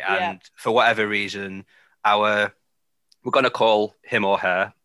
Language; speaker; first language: English; native; English